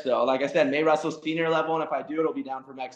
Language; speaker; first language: English; native; English